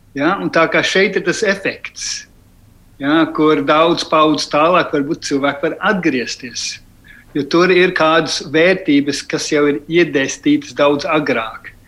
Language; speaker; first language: Latvian; early bilingual, heritage; Latvian